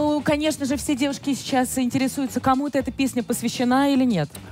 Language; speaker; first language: Russian; native; Russian